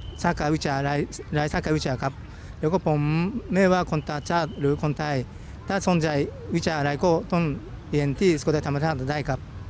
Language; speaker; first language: Thai; non-native, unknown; Japanese